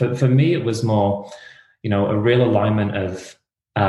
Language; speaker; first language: English; native; English